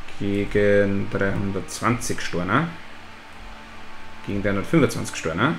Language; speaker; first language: German; native; German